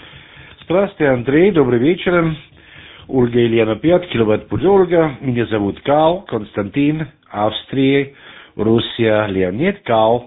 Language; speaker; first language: Russian; non-native, learner; German